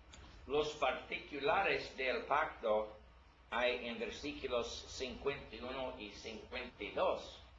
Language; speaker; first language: Spanish; non-native, learner; English